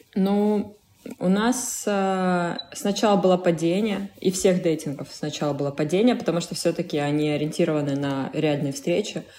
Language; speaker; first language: Russian; native; Russian